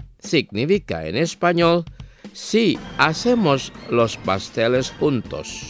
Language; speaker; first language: Spanish; non-native, fluent; Indonesian